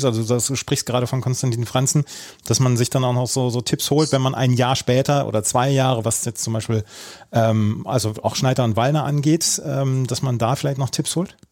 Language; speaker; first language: German; native; German